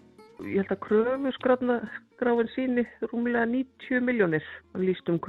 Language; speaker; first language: Icelandic; native; Icelandic